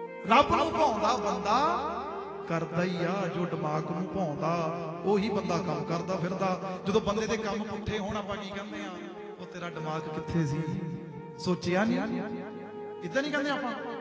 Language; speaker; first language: Punjabi; early bilingual, other home language; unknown